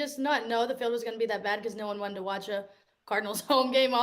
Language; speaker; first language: English; native; English